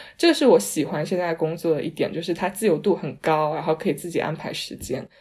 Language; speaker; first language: Chinese; non-native, local second language; Cantonese